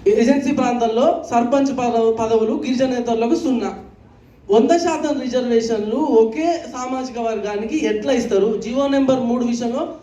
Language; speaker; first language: Telugu; native; Telugu